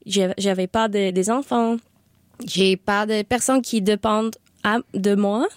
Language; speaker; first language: French; non-native, local second language; English